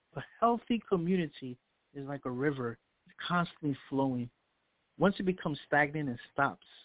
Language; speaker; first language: English; early bilingual, other home language; Spanish